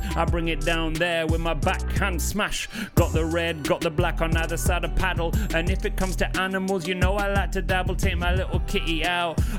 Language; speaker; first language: English; native; English